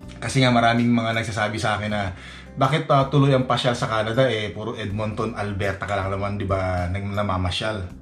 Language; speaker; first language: Filipino; native; Filipino